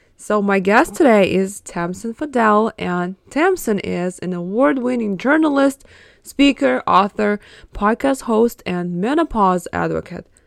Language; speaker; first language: English; non-native, fluent; Ukrainian